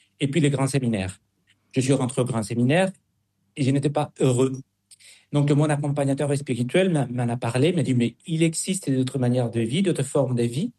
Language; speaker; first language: French; non-native, fluent; Spanish